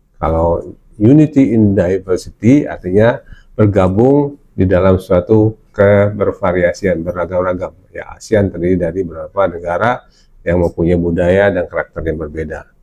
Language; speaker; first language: Indonesian; non-native, local second language; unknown